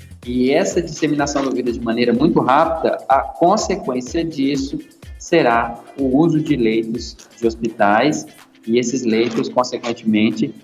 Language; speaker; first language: Portuguese; native; Portuguese